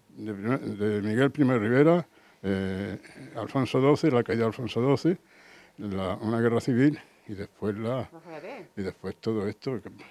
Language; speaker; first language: Spanish; native; Spanish